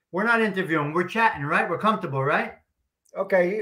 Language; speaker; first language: English; native; English